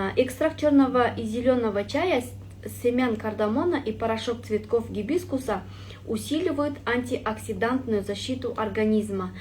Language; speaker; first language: Russian; non-native, local second language; Kazakh